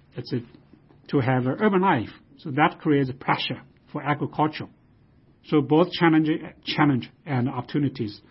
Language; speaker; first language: English; non-native, fluent; Chinese